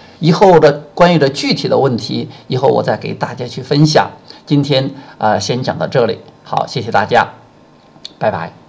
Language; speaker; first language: Chinese; native; Chinese